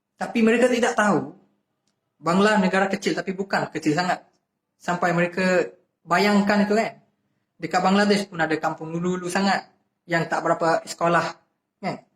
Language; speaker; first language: Malay; non-native, fluent; Bangla